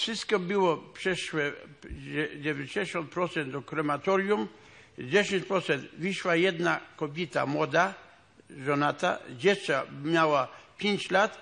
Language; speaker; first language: Polish; non-native, local second language; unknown